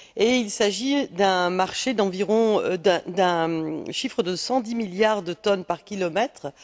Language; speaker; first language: French; native; French